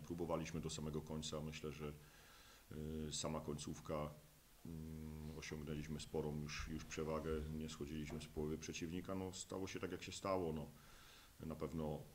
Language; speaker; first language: Polish; native; Polish